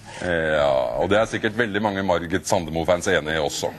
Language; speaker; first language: Norwegian; native; Norwegian